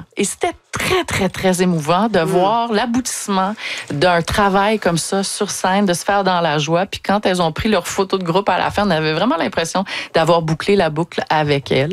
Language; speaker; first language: French; native; French